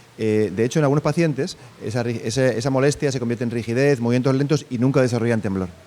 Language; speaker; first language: Spanish; native; Spanish